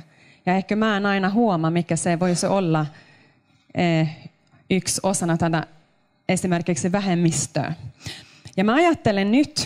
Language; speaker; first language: Finnish; non-native, local second language; Swedish